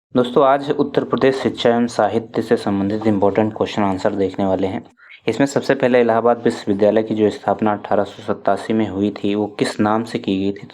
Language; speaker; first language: Hindi; native; Hindi